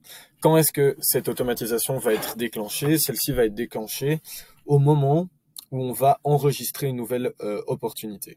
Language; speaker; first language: French; native; French